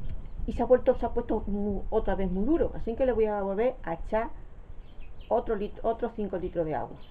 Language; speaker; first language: Spanish; native; Spanish